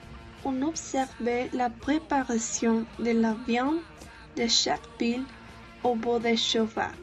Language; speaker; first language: French; non-native, learner; Spanish